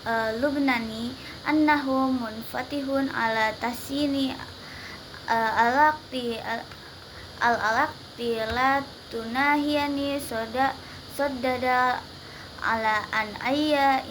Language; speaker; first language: Arabic; non-native, learner; Indonesian